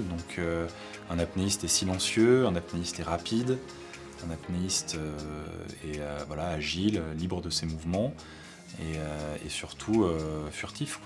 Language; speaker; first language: French; native; French